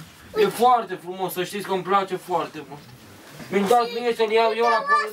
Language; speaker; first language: Romanian; native; Romanian